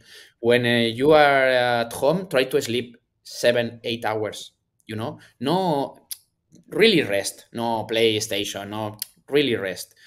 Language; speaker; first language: English; non-native, learner; Spanish